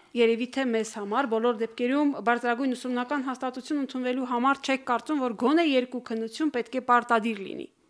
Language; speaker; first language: Armenian; native; Armenian